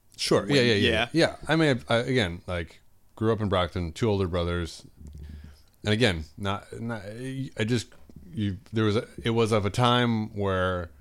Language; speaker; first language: English; native; English